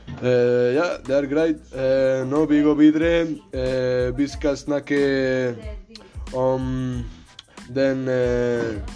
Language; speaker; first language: Norwegian; non-native, learner; Spanish